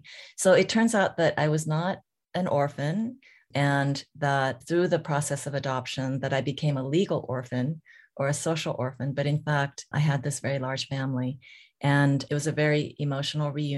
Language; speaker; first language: English; early bilingual, other home language; Korean